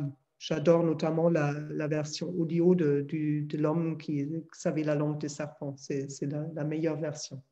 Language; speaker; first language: French; non-native, fluent; German